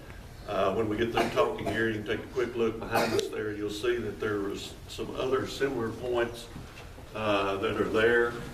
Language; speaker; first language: English; native; English